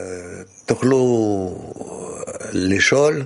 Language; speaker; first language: Hebrew; non-native, fluent; Russian